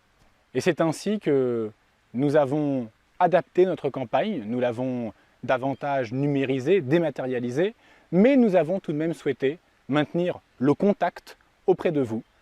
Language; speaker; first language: French; native; French